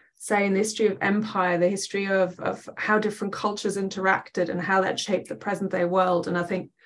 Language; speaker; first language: English; non-native, fluent; German